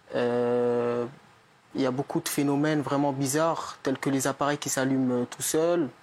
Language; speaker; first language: French; native; French